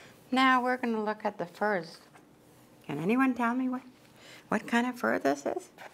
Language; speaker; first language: English; non-native, local second language; French